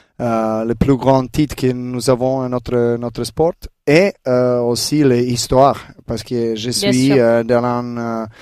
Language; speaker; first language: French; non-native, learner; Serbian